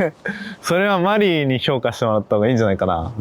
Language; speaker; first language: Japanese; native; Japanese